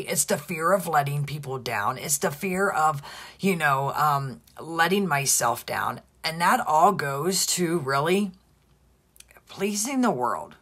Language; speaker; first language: English; native; English